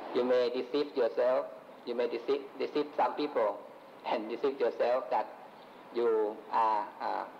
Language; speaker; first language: English; non-native, fluent; Thai